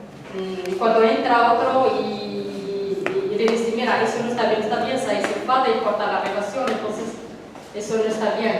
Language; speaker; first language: Spanish; non-native, learner; Arabic